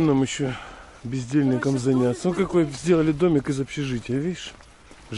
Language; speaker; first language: Russian; native; Russian